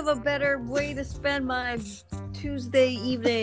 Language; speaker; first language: English; non-native, local second language; Filipino